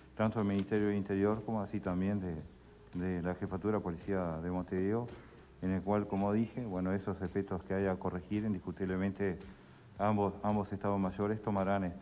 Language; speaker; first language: Spanish; native; Spanish